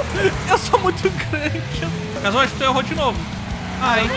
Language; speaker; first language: Portuguese; native; Portuguese